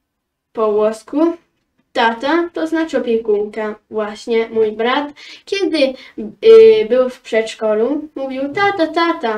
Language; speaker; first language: Polish; early bilingual, heritage; Polish